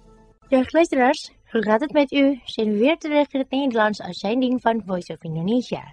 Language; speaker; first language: Dutch; non-native, fluent; Indonesian